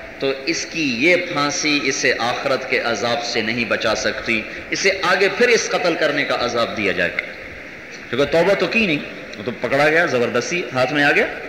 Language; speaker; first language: Urdu; non-native, local second language; Punjabi